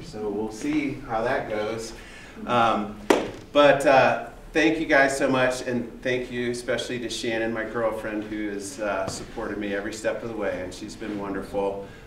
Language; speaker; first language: English; native; English